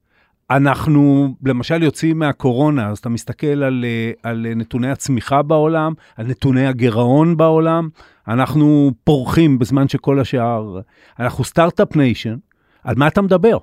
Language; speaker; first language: Hebrew; native; Hebrew